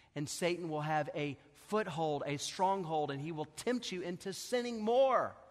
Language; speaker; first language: English; native; English